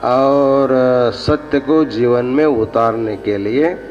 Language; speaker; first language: Hindi; non-native, local second language; Kannada